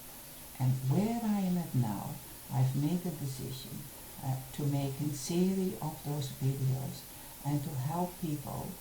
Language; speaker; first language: English; non-native, fluent; Dutch